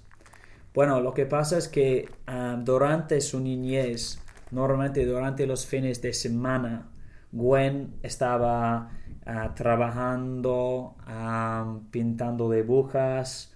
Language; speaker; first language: Spanish; non-native, learner; English